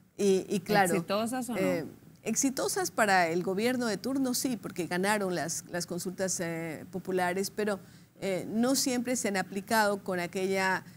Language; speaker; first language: Spanish; native; Spanish